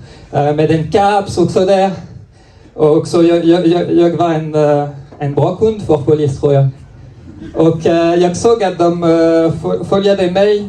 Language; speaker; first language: Swedish; non-native, learner; French